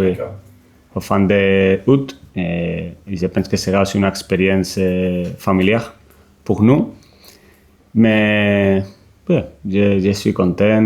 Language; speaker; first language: French; non-native, learner; Spanish